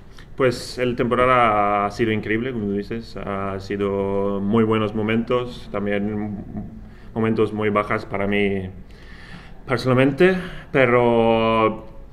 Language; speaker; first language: Spanish; non-native, fluent; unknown